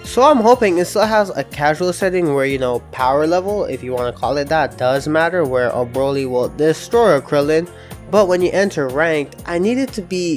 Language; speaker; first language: English; native; English